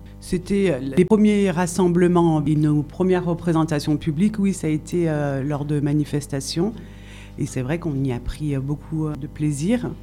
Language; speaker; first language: French; native; French